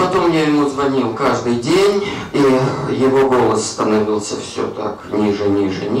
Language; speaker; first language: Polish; non-native, learner; Russian